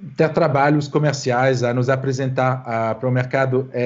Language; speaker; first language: Portuguese; non-native, fluent; French